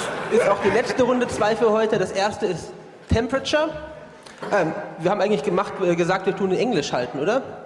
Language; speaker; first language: German; native; German